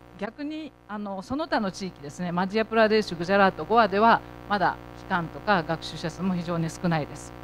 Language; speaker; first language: Japanese; native; Japanese